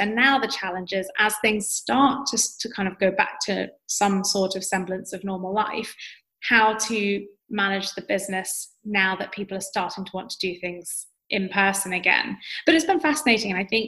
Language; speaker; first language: English; native; English